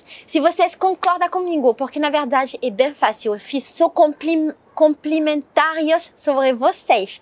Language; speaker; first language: Portuguese; non-native, learner; French